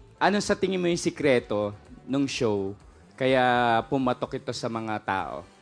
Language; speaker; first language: Filipino; native; Filipino